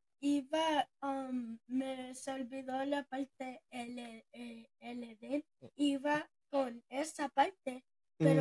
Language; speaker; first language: Spanish; early bilingual, heritage; Spanish